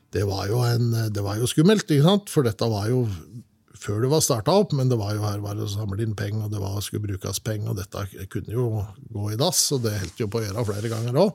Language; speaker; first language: Norwegian; native; Norwegian